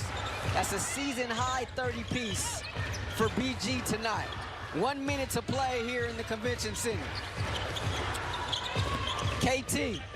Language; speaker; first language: English; native; English